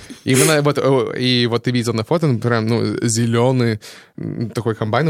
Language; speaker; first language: Russian; non-native, fluent; English